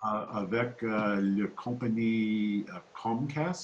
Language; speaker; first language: French; non-native, learner; English